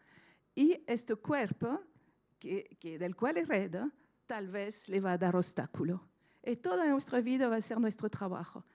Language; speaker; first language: Spanish; non-native, fluent; French